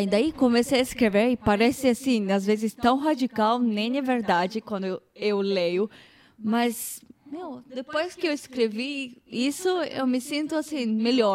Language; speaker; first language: Portuguese; non-native, fluent; Hebrew